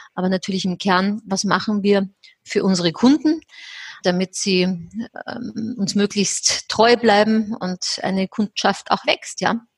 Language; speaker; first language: German; native; German